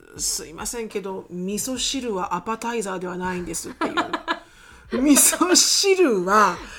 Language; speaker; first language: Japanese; native; Japanese